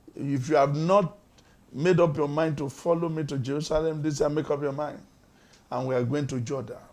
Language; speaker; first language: English; non-native, local second language; Yoruba